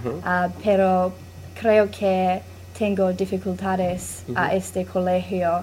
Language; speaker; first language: Spanish; non-native, learner; English